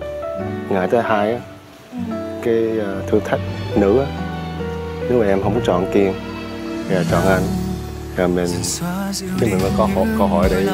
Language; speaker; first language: Vietnamese; early bilingual, heritage; Vietnamese